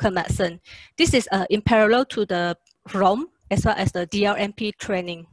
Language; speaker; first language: English; non-native, local second language; Chinese